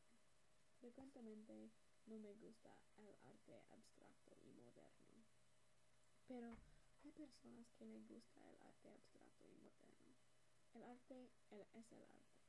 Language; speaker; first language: Spanish; non-native, learner; English